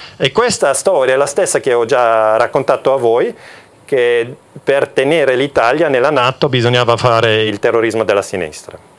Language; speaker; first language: Italian; non-native, local second language; German